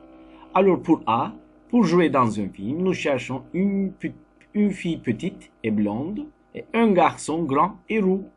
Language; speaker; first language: French; non-native, fluent; Turkish